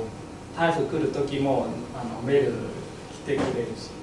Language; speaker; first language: Japanese; non-native, learner; Vietnamese